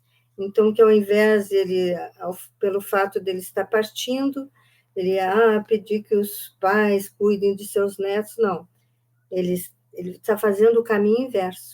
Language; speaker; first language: Portuguese; native; Portuguese